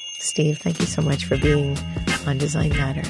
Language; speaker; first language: English; native; English